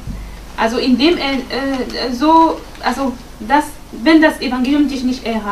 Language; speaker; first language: German; non-native, fluent; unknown